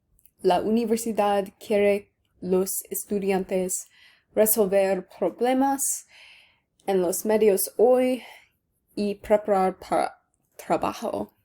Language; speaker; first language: Spanish; non-native, learner; English